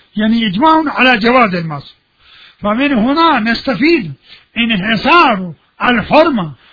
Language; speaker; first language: Arabic; non-native, fluent; Urdu